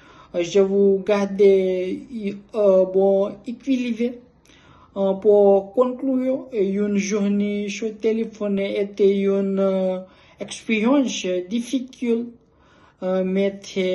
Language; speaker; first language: French; non-native, learner; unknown